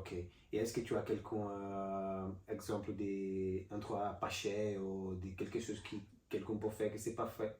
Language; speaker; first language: French; non-native, learner; Portuguese